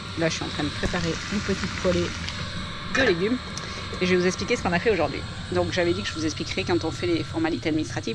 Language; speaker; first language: French; native; French